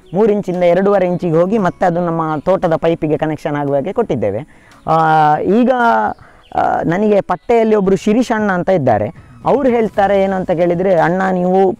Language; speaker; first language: Kannada; native; Kannada